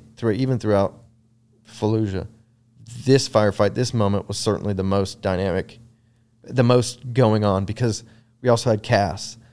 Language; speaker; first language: English; native; English